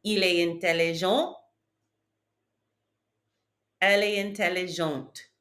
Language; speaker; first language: French; non-native, fluent; English